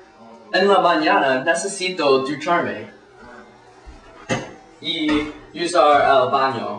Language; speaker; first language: Spanish; non-native, learner; English